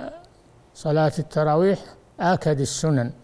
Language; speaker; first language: Arabic; native; Arabic